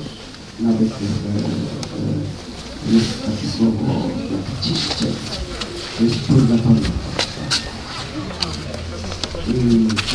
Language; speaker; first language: Polish; non-native, learner; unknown